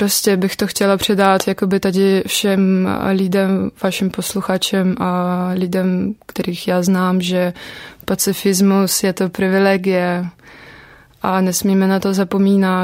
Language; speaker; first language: Czech; non-native, fluent; Russian